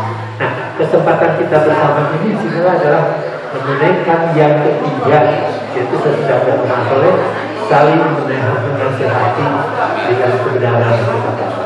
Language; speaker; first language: Indonesian; non-native, local second language; Sundanese